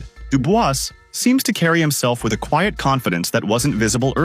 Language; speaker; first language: English; native; English